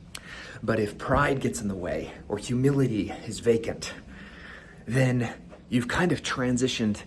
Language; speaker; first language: English; native; English